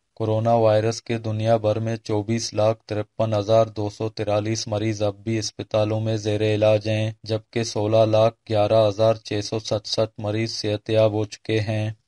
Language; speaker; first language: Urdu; non-native, local second language; Baluchi